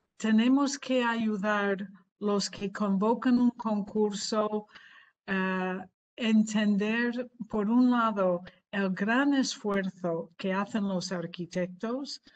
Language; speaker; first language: Spanish; non-native, fluent; English